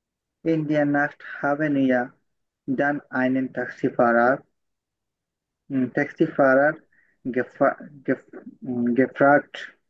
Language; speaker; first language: German; non-native, learner; Bangla